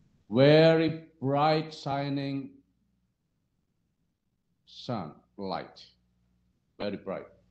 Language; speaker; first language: English; non-native, fluent; Indonesian